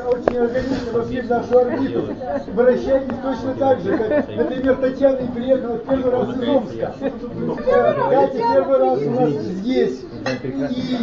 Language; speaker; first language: Russian; native; Russian